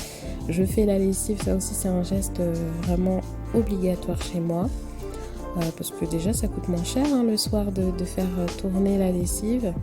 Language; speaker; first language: French; native; French